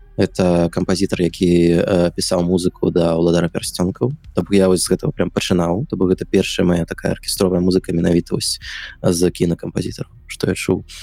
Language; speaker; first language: Belarusian; non-native, local second language; Russian